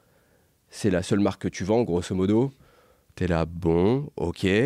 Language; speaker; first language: French; native; French